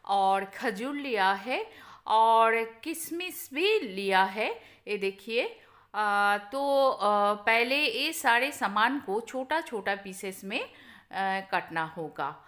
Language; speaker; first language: Hindi; non-native, local second language; Bangla